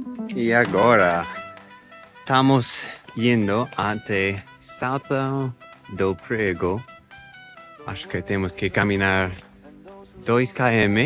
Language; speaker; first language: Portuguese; non-native, fluent; English